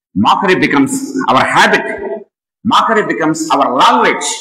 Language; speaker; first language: English; non-native, local second language; Telugu